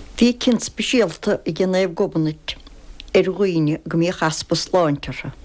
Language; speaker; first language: Irish; native; Irish